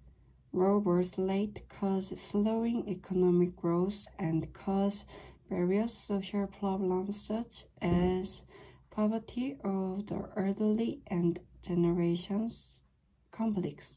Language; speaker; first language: English; non-native, learner; Korean